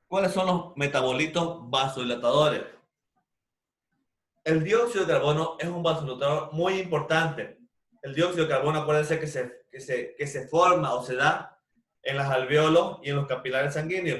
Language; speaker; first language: Spanish; native; Spanish